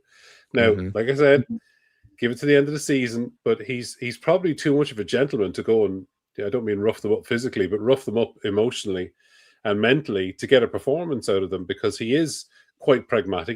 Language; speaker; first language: English; native; English